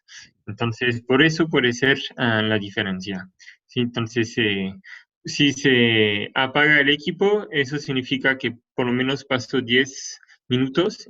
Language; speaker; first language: Spanish; non-native, fluent; French